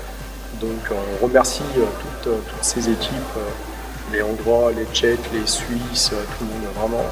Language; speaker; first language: French; native; French